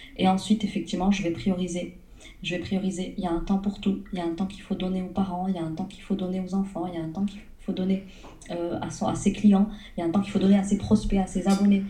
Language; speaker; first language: French; early bilingual, other home language; Arabic